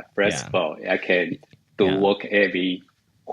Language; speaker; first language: English; non-native, learner; Chinese